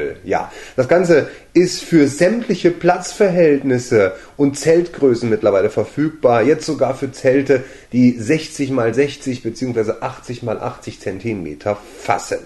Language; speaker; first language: German; native; German